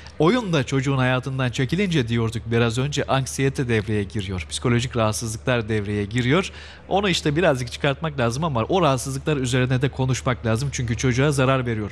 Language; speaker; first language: Turkish; native; Turkish